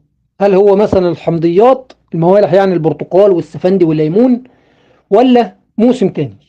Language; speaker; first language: Arabic; native; Arabic